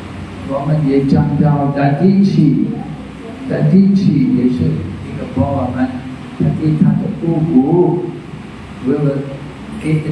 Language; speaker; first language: Chinese; non-native, fluent; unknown